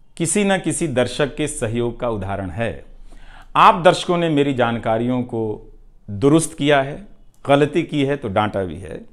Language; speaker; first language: Hindi; non-native, local second language; Bhojpuri